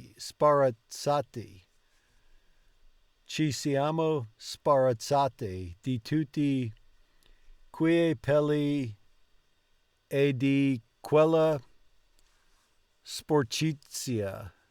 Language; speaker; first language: Italian; non-native, learner; English